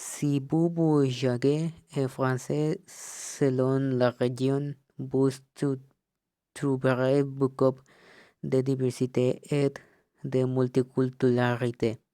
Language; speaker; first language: French; non-native, learner; Spanish